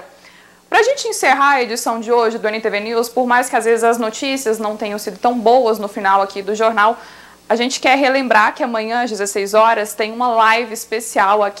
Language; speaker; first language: Portuguese; native; Portuguese